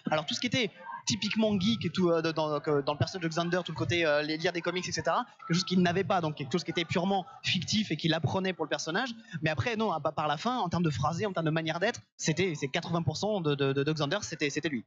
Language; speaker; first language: French; native; French